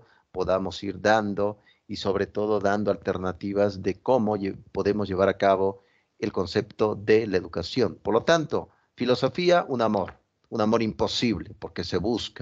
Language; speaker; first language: Spanish; native; Spanish